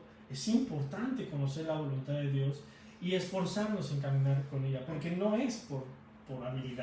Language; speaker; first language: Spanish; native; Spanish